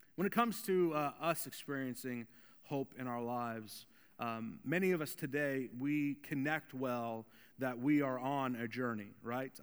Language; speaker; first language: English; native; English